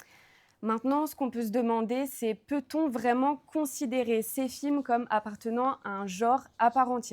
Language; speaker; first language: French; native; French